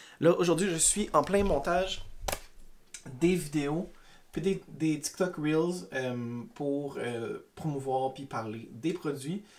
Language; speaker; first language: French; native; French